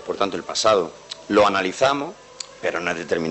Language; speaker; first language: Spanish; native; Spanish